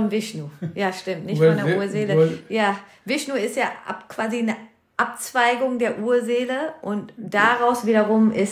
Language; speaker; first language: German; early bilingual, other home language; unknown